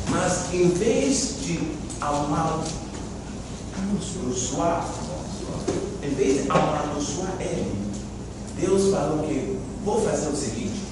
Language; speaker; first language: Portuguese; non-native, fluent; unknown